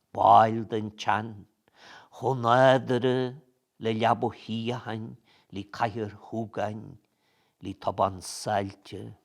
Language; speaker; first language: Irish; native; Irish